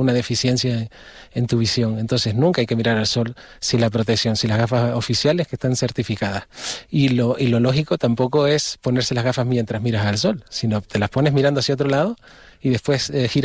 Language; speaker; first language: Spanish; native; Spanish